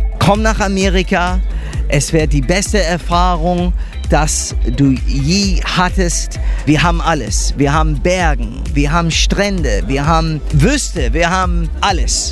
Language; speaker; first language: German; non-native, fluent; English